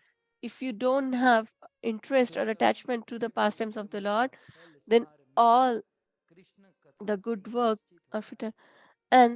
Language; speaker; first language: English; non-native, local second language; Hindi